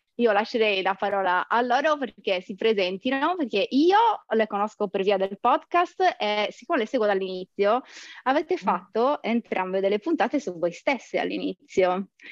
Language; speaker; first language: Italian; native; Italian